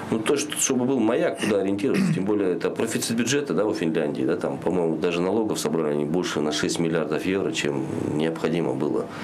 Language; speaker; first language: Russian; non-native, local second language; Kyrgyz